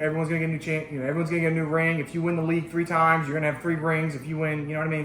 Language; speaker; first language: English; native; English